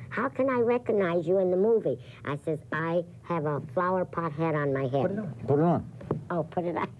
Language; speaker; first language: English; native; English